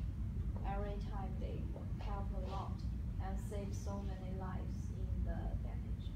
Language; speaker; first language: English; non-native, learner; Chinese